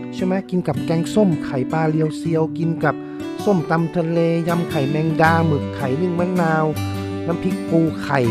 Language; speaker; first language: Thai; native; Thai